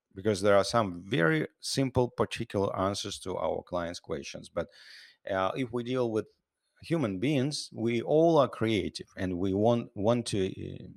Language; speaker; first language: English; non-native, fluent; Russian